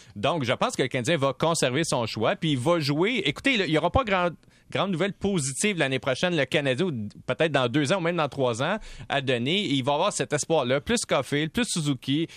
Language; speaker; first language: French; native; French